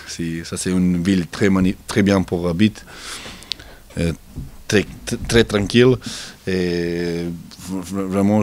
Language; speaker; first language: French; non-native, learner; Serbian